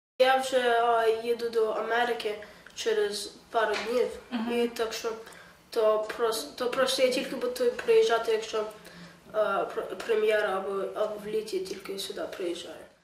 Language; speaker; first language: Ukrainian; early bilingual, heritage; Ukrainian